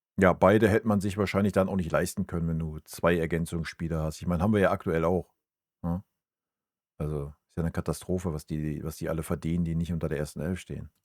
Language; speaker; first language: German; native; German